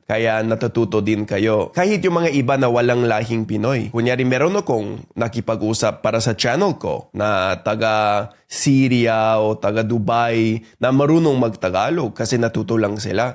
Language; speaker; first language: Filipino; non-native, fluent; English